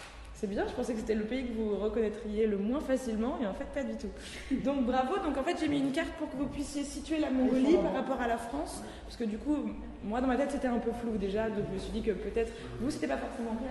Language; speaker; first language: French; native; French